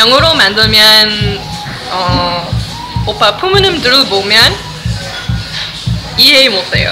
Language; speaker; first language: Korean; non-native, learner; English